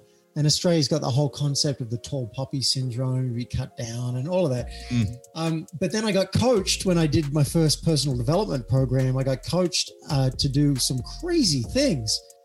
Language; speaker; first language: English; native; English